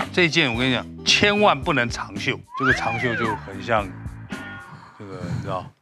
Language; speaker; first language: Chinese; native; Chinese